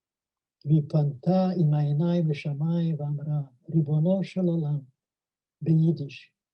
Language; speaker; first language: Hebrew; non-native, fluent; Yiddish